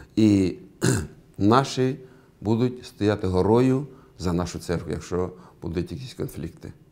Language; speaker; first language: Ukrainian; native; Ukrainian